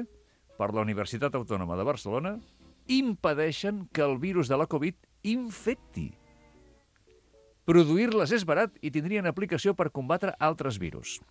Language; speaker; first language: Catalan; native; Catalan